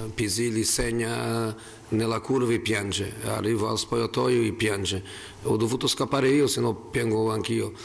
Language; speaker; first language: Italian; non-native, fluent; Portuguese